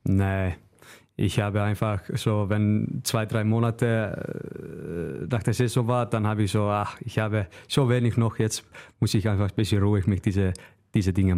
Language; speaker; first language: German; non-native, fluent; Icelandic